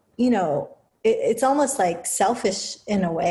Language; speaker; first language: English; native; English